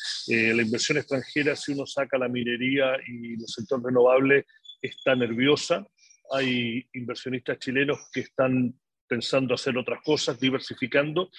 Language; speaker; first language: Spanish; native; Spanish